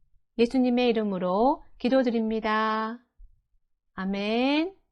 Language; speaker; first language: Korean; native; Korean